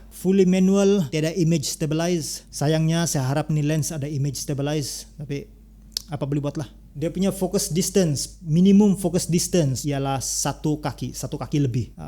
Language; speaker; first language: Malay; native; Malay